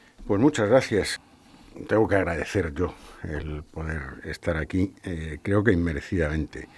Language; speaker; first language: Spanish; native; Spanish